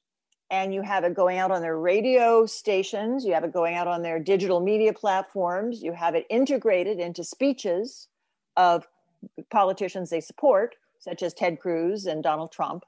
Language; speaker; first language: English; native; English